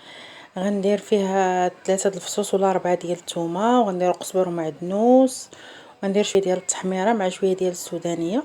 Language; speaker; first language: Arabic; native; Arabic